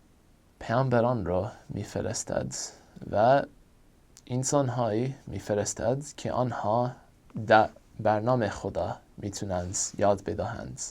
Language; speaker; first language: Persian; non-native, fluent; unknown